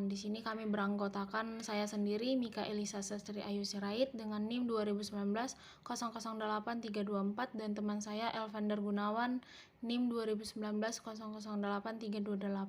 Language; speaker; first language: Indonesian; native; Indonesian